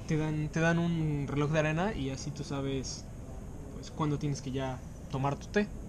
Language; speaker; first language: Spanish; native; Spanish